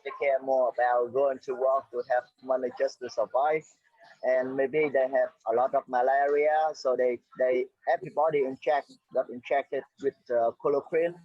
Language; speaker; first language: English; non-native, fluent; Vietnamese